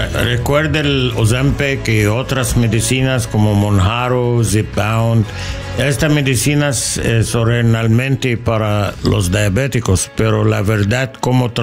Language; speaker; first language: Spanish; non-native, learner; English